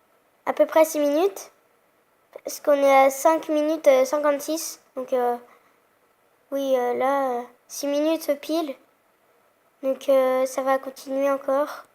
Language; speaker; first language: French; native; French